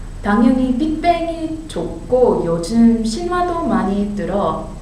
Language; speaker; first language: Korean; non-native, learner; English